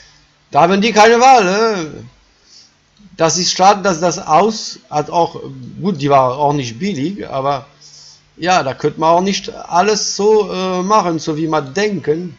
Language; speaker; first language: German; non-native, fluent; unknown